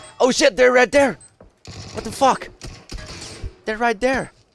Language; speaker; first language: English; non-native, fluent; French